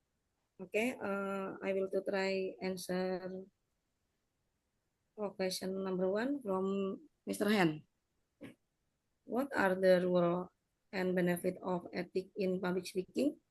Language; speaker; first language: English; non-native, learner; Indonesian